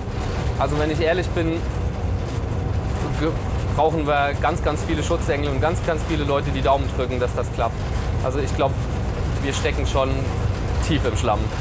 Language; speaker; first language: German; native; German